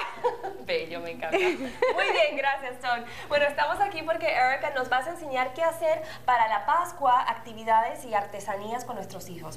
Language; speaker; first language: Spanish; native; Spanish